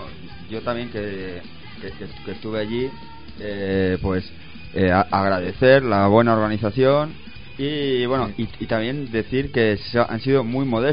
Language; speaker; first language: Spanish; native; Spanish